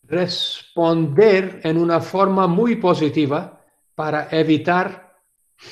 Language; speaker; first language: Spanish; non-native, learner; Urdu